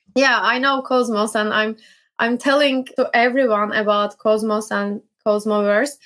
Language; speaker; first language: English; non-native, fluent; Turkish